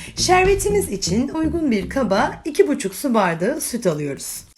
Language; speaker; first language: Turkish; native; Turkish